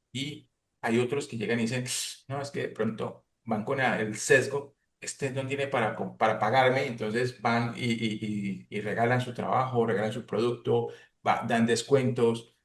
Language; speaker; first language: Spanish; native; Spanish